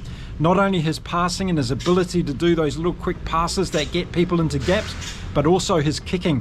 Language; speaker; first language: English; native; English